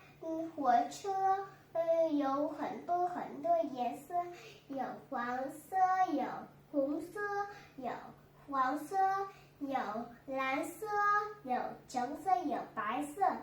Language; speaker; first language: Chinese; non-native, learner; Vietnamese